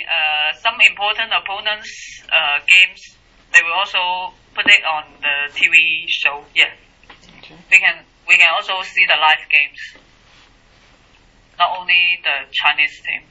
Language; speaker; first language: English; non-native, learner; Chinese